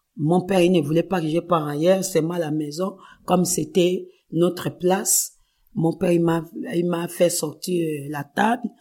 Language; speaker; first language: French; non-native, local second language; Kongo